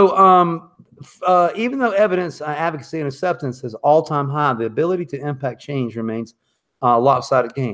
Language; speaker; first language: English; native; English